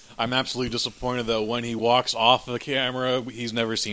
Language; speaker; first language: English; native; English